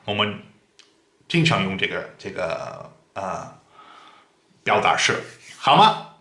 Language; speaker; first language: Chinese; non-native, fluent; Dutch